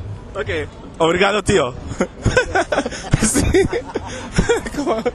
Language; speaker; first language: Spanish; non-native, learner; English